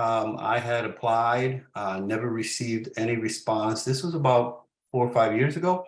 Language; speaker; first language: English; early bilingual, other home language; Spanish